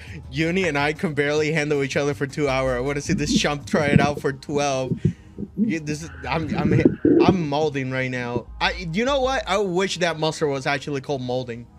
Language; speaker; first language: English; early bilingual, other home language; Spanish